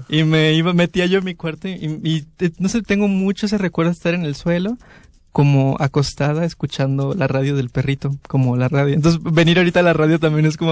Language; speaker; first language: Spanish; native; Spanish